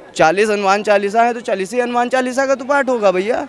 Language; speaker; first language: Hindi; native; Hindi